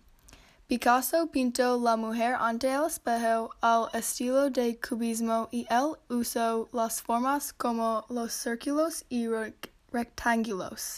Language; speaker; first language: Spanish; non-native, learner; English